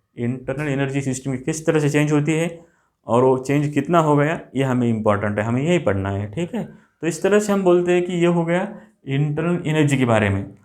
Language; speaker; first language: Hindi; non-native, local second language; Marathi